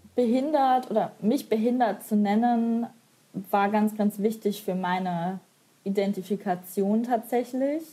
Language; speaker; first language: German; native; German